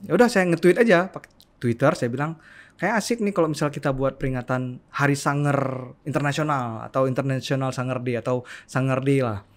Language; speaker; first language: Indonesian; native; Indonesian